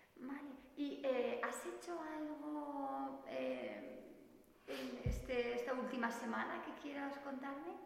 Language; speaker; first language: Spanish; native; Spanish